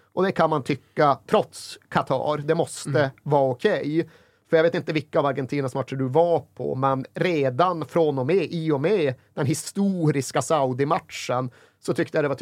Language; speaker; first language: Swedish; native; Swedish